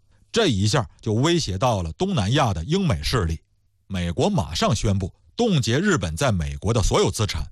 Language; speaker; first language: Chinese; native; Chinese